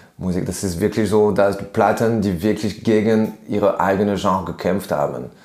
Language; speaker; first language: German; non-native, fluent; French